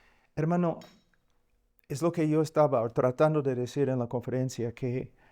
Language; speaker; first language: Spanish; non-native, fluent; English